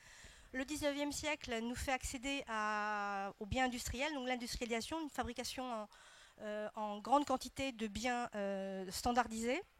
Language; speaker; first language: French; native; French